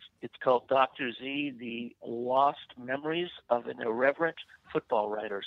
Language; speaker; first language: English; native; English